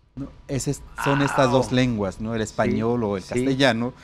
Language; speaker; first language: Spanish; non-native, local second language; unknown